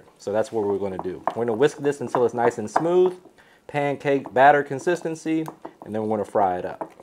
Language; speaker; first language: English; native; English